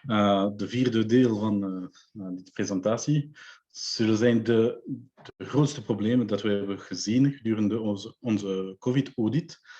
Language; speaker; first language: Dutch; non-native, local second language; French